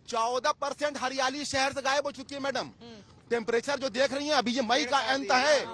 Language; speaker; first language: Hindi; native; Hindi